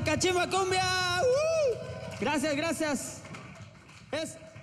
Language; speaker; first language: Spanish; native; Spanish